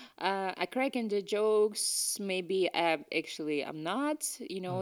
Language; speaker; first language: English; non-native, fluent; Ukrainian